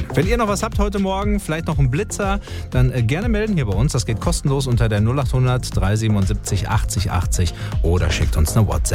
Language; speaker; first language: German; native; German